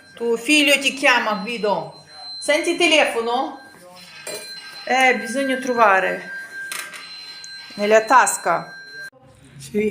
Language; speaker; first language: Italian; non-native, fluent; Ukrainian